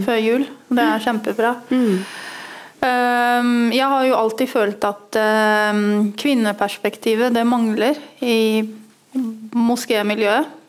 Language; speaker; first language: Norwegian; early bilingual, other home language; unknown